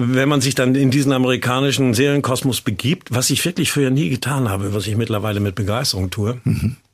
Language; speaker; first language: German; native; German